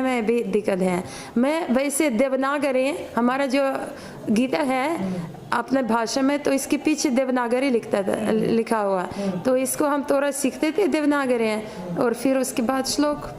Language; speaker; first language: Hindi; non-native, fluent; Ukrainian